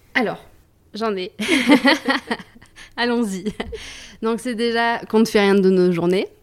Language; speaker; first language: French; native; French